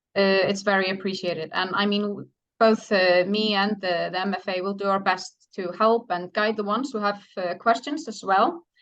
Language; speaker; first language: English; non-native, fluent; Icelandic